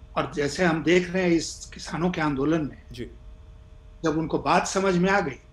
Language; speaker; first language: Hindi; native; Hindi